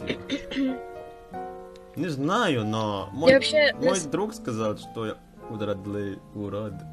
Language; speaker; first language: Russian; non-native, learner; Indonesian